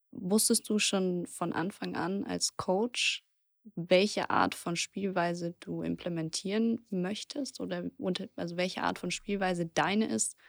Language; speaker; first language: German; native; German